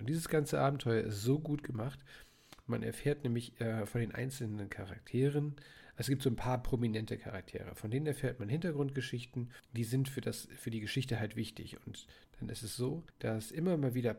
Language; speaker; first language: German; native; German